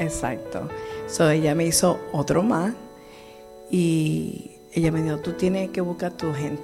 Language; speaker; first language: Spanish; early bilingual, heritage; Spanish